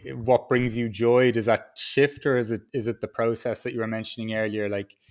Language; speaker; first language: English; native; English